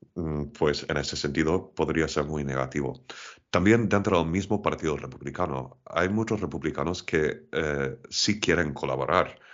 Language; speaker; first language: Spanish; non-native, fluent; English